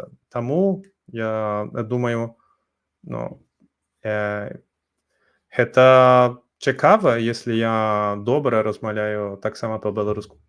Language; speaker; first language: Ukrainian; non-native, learner; Portuguese